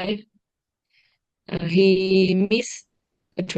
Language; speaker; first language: English; non-native, learner; Vietnamese